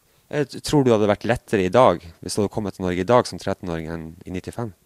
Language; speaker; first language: Norwegian; native; Norwegian